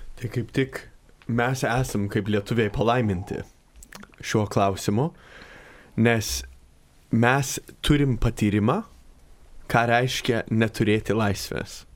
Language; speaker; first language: Lithuanian; early bilingual, heritage; Lithuanian